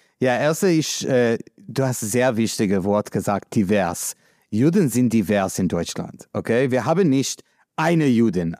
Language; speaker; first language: German; non-native, learner; English